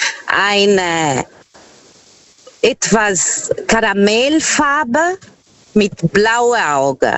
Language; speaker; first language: German; non-native, fluent; Portuguese